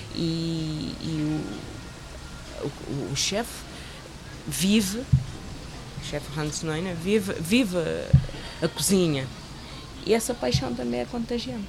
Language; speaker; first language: Portuguese; non-native, local second language; Kabuverdianu